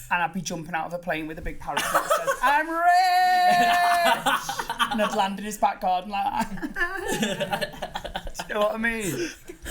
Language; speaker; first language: English; native; English